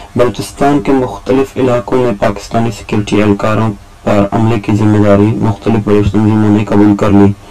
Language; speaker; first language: Urdu; non-native, local second language; Baluchi